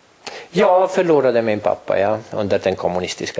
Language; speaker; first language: Swedish; non-native, fluent; Estonian